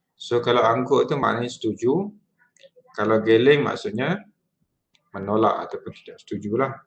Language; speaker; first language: Malay; native; Malay